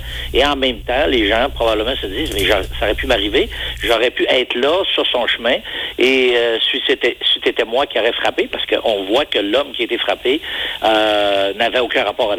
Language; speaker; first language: French; native; French